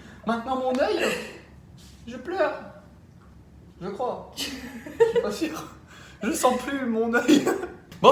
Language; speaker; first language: French; native; French